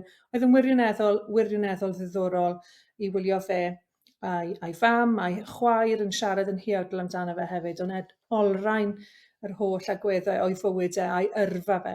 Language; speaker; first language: Welsh; native; Welsh